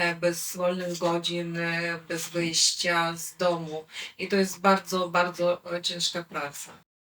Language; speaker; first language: Polish; non-native, learner; Ukrainian